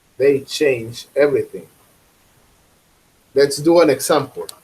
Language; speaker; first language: English; non-native, fluent; Spanish